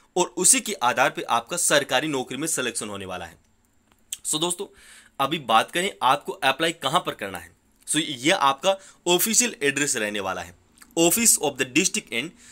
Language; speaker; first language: Hindi; native; Hindi